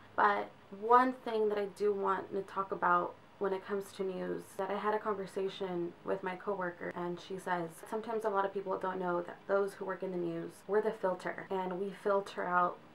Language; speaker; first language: English; native; English